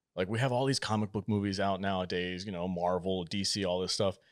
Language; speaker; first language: English; native; English